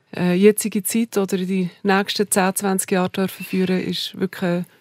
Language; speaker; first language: German; native; German